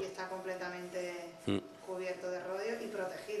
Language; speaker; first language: Spanish; native; Spanish